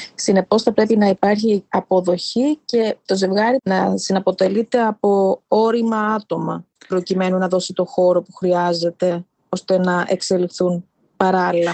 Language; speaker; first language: Greek; native; Greek